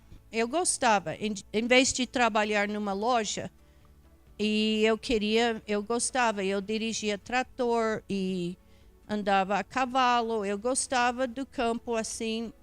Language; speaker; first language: Portuguese; non-native, fluent; English